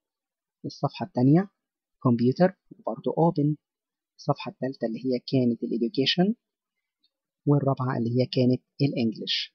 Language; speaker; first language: Arabic; native; Arabic